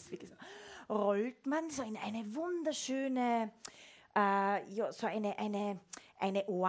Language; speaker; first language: German; native; German